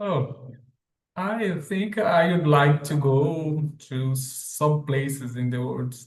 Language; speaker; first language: English; non-native, learner; Portuguese